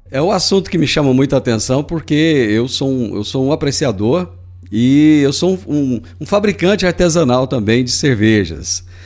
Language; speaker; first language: Portuguese; native; Portuguese